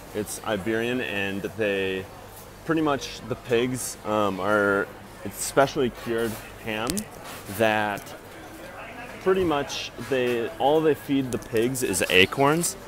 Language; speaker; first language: English; native; English